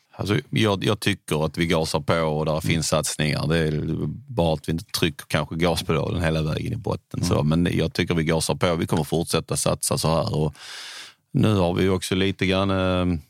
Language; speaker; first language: Swedish; native; Swedish